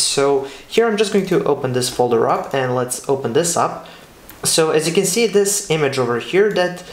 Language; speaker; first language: English; non-native, fluent; Serbian